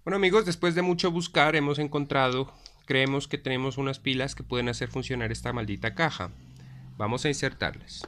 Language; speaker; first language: Spanish; native; Spanish